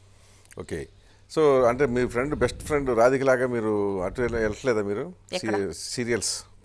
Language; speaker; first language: Telugu; native; Telugu